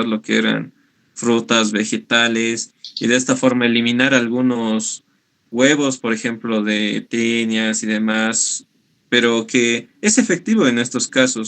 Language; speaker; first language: Spanish; native; Spanish